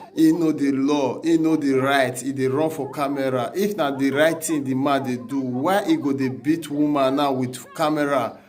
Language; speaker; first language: Nigerian Pidgin; native; Nigerian Pidgin